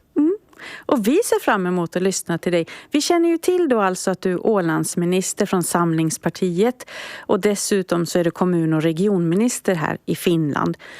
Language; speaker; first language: Swedish; native; Swedish